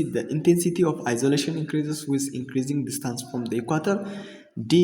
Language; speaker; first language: English; non-native, local second language; Amharic